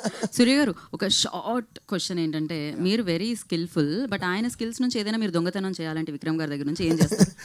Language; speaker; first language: Telugu; native; Telugu